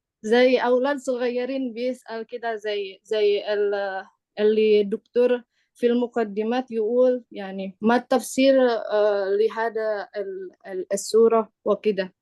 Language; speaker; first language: Arabic; non-native, learner; Indonesian